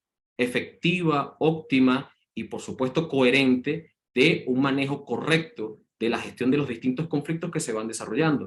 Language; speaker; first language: Spanish; native; Spanish